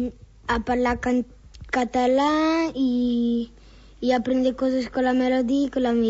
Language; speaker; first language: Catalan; non-native, learner; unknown